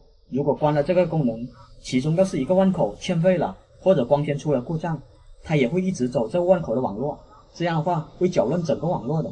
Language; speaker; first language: Chinese; native; Chinese